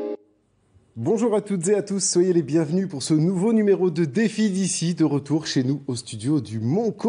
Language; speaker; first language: French; native; French